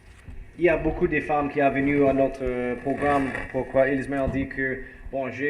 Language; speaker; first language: French; non-native, learner; English